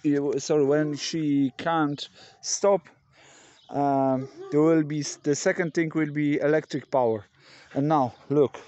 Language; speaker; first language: English; non-native, learner; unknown